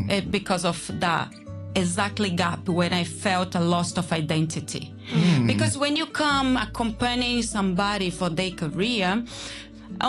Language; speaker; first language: English; non-native, fluent; Portuguese